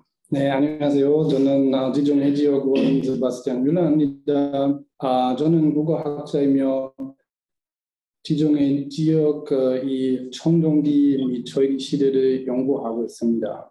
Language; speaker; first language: Korean; non-native, learner; German